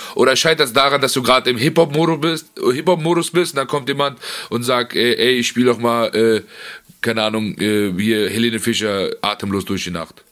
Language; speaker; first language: German; early bilingual, other home language; Persian